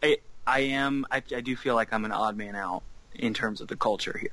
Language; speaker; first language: English; native; English